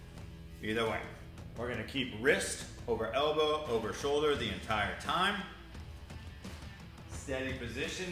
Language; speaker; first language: English; native; English